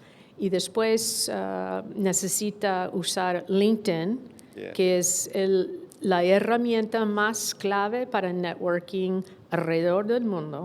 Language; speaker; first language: Spanish; non-native, fluent; English